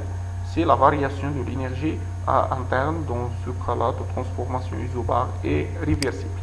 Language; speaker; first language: French; non-native, local second language; Arabic